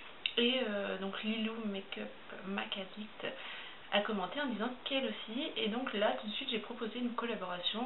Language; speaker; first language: French; native; French